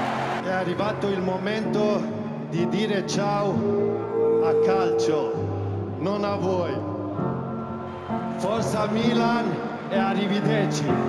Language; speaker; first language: Italian; non-native, learner; Swedish